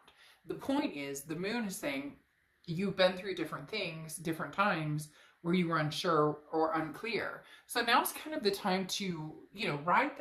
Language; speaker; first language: English; native; English